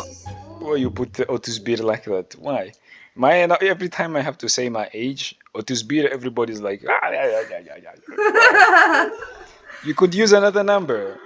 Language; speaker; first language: English; non-native, learner; Swahili